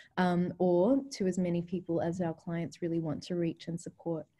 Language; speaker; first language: English; native; English